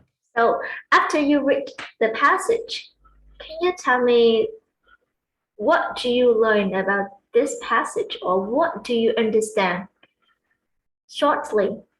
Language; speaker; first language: English; non-native, fluent; Vietnamese